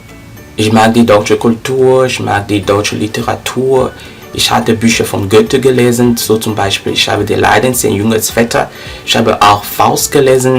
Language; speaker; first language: German; non-native, learner; French